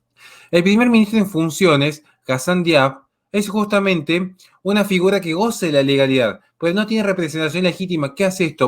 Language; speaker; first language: Spanish; native; Spanish